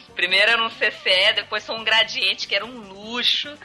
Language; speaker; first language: Portuguese; native; Portuguese